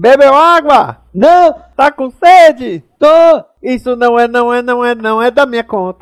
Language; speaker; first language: Portuguese; native; Portuguese